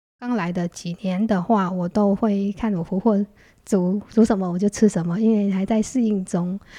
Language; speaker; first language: Chinese; non-native, fluent; Vietnamese